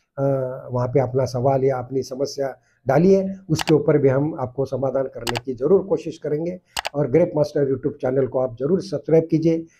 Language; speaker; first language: Hindi; non-native, local second language; Marathi